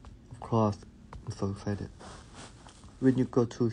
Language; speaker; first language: English; non-native, learner; Thai